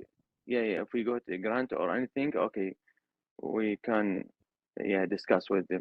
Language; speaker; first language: English; non-native, learner; Arabic